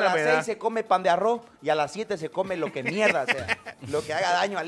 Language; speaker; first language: Spanish; native; Spanish